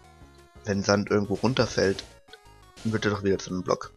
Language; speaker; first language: German; native; German